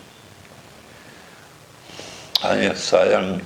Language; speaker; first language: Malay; non-native, fluent; Dutch